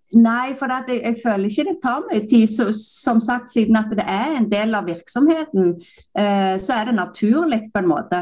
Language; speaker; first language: Norwegian; native; Norwegian